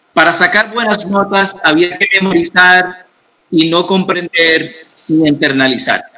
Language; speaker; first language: Spanish; non-native, fluent; Arabic